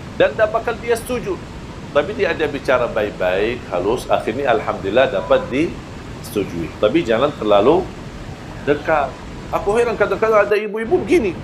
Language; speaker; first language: Malay; non-native, fluent; Arabic